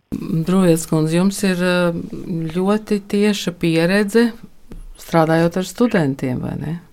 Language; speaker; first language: Latvian; native; Latvian